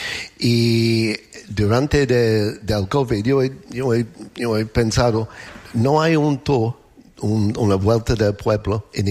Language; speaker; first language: Spanish; non-native, learner; English